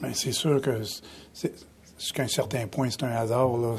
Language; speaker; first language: French; native; French